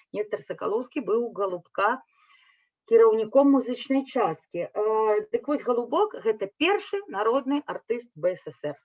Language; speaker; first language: Belarusian; native; Belarusian